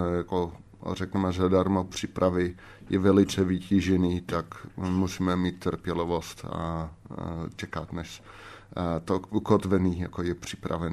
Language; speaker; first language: Czech; non-native, fluent; Dutch